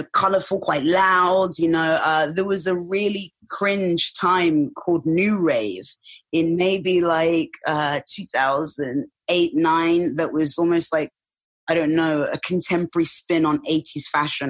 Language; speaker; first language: English; native; English